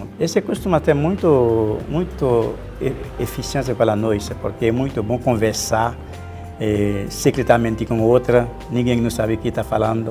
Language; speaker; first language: Portuguese; non-native, learner; Haitian Creole